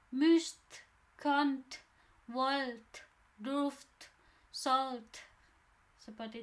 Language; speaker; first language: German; non-native, fluent; Indonesian